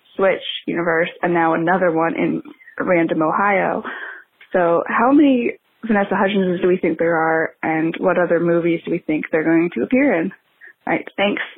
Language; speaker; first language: English; native; English